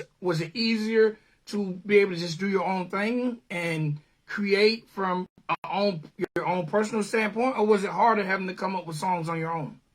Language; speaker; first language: English; native; English